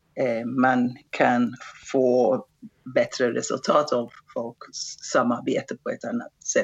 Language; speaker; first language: Swedish; non-native, fluent; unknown